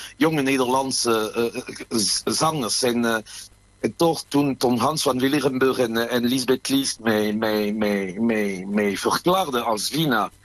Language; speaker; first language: Dutch; non-native, fluent; French